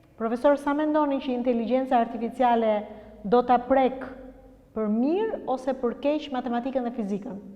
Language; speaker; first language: Albanian; native; Albanian